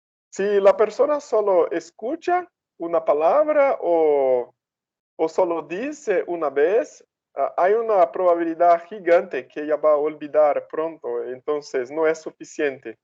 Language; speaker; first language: Spanish; non-native, fluent; Portuguese